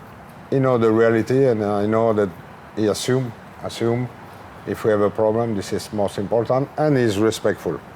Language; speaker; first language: English; non-native, learner; French